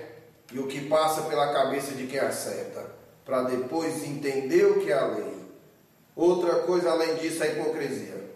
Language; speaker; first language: Portuguese; native; Portuguese